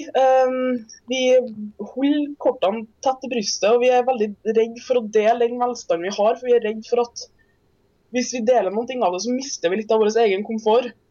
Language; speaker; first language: Norwegian; native; Norwegian